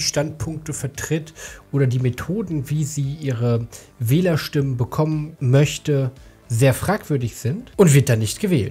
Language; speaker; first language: German; native; German